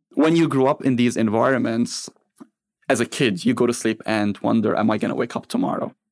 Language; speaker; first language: English; non-native, fluent; Arabic